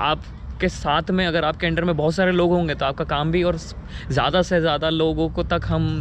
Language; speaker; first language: Hindi; native; Hindi